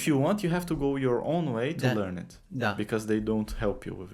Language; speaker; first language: English; non-native, fluent; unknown